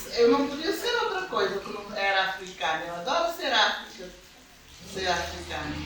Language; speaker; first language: Portuguese; non-native, local second language; Kabuverdianu